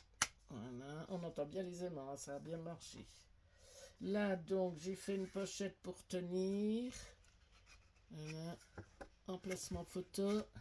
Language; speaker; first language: French; native; French